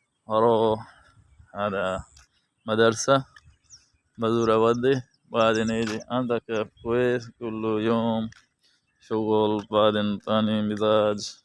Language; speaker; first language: Arabic; non-native, learner; Saraiki